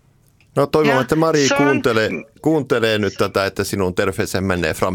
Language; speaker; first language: Finnish; native; Finnish